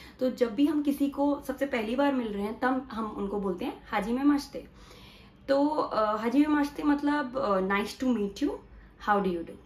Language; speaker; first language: Hindi; native; Hindi